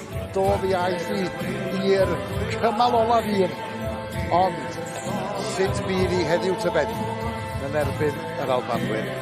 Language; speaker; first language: Welsh; native; Welsh